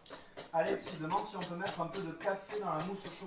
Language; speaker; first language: French; native; French